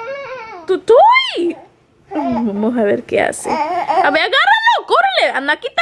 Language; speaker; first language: Spanish; early bilingual, heritage; Spanish